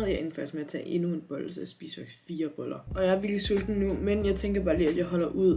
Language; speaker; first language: Danish; native; Danish